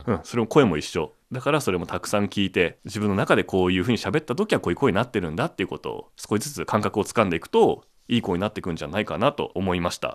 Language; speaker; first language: Japanese; native; Japanese